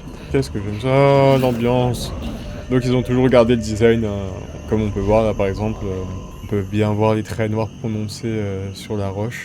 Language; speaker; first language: French; native; French